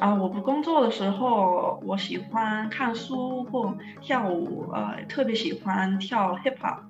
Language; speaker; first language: Chinese; early bilingual, heritage; Chinese